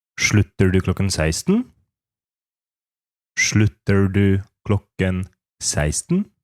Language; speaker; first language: Norwegian; non-native, fluent; Polish